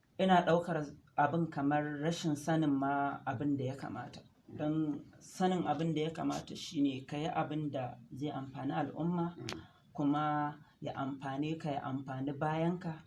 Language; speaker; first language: Hausa; non-native, local second language; Fula